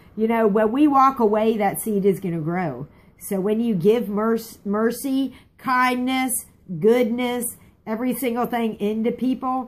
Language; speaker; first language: English; native; English